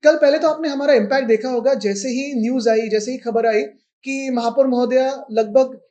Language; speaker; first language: Hindi; non-native, local second language; Marathi